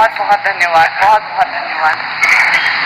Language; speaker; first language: Hindi; native; Hindi